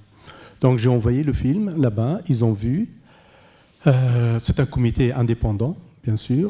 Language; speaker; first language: French; non-native, fluent; Persian